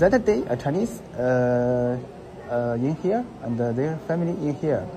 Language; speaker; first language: English; non-native, learner; Chinese